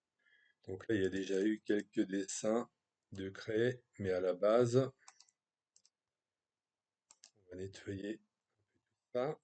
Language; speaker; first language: French; native; French